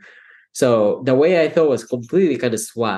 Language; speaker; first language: English; non-native, fluent; Japanese